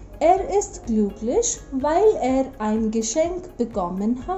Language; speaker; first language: German; non-native, fluent; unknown